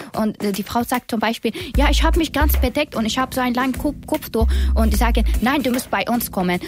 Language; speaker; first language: German; non-native, learner; Persian